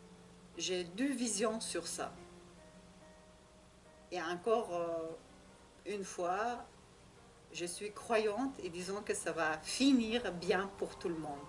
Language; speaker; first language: French; non-native, learner; Russian